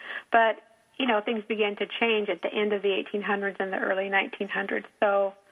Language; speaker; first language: English; native; English